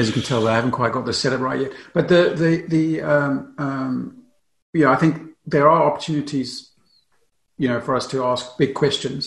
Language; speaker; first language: English; native; English